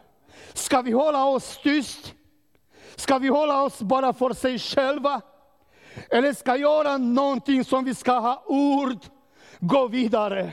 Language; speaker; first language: Swedish; non-native, learner; Romanian